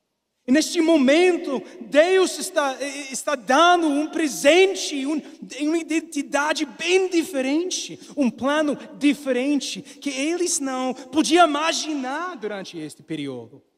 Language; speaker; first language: Portuguese; non-native, learner; English